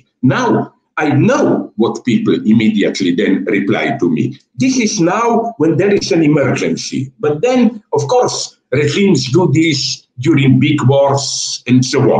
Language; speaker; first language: English; non-native, fluent; Slovenian